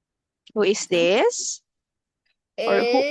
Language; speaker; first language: English; non-native, local second language; Filipino